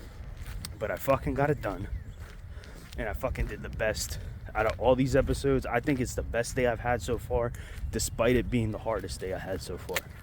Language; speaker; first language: English; native; English